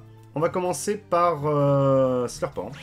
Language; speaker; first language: French; native; French